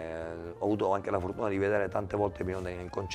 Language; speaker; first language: Italian; native; Italian